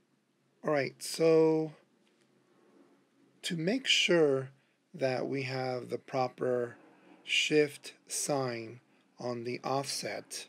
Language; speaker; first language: English; native; English